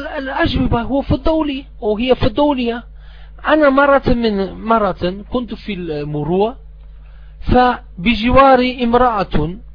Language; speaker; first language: Arabic; non-native, fluent; German